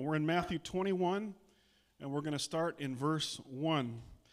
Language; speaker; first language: English; native; English